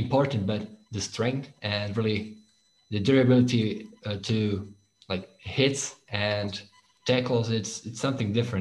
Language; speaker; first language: English; non-native, fluent; Slovak